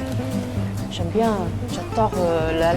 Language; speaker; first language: French; non-native, fluent; Chinese